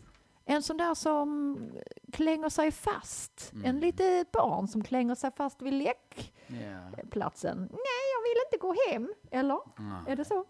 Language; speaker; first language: Swedish; native; Swedish